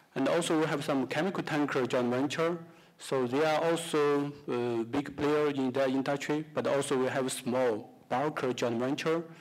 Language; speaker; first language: English; non-native, fluent; Chinese